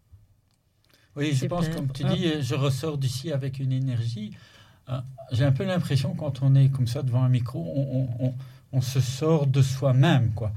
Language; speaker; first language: French; native; French